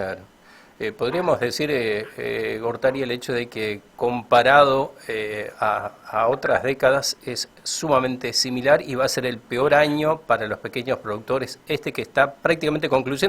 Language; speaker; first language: Spanish; native; Spanish